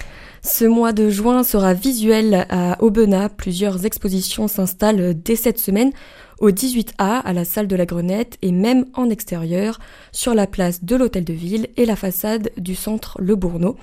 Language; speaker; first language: French; native; French